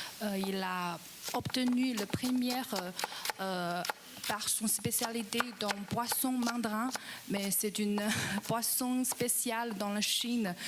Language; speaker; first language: French; non-native, learner; Chinese